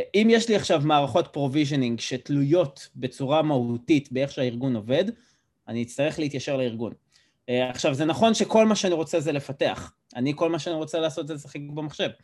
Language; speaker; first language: Hebrew; native; Hebrew